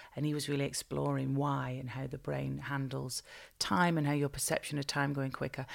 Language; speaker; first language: English; native; English